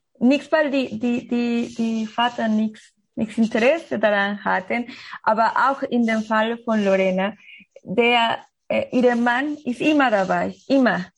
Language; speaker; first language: German; non-native, learner; Spanish